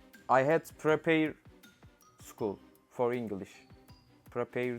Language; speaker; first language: English; non-native, learner; Turkish